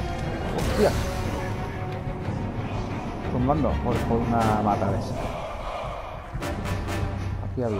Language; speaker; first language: Spanish; native; Spanish